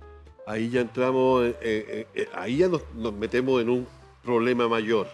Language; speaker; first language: Spanish; native; Spanish